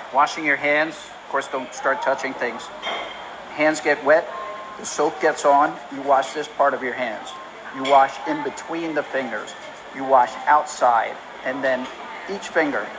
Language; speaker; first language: English; native; English